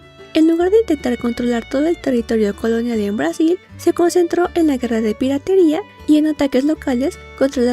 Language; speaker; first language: Spanish; native; Spanish